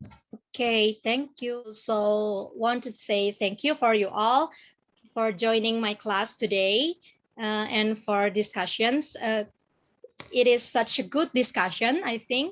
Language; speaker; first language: English; non-native, learner; Indonesian